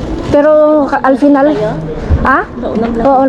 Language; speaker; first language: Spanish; non-native, learner; Filipino